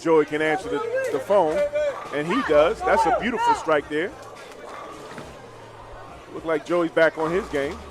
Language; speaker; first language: English; native; English